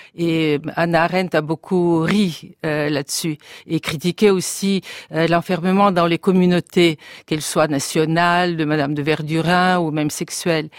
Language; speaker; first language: French; non-native, fluent; Bulgarian